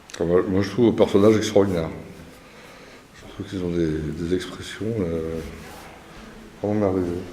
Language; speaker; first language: French; native; French